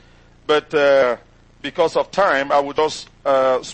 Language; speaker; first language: English; non-native, local second language; French